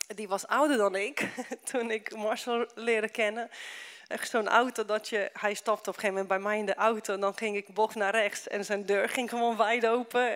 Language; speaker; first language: Dutch; non-native, fluent; Romanian